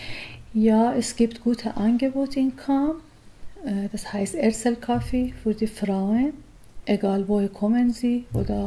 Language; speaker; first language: German; non-native, learner; Persian